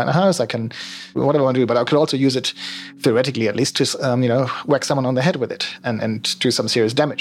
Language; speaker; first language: English; non-native, fluent; German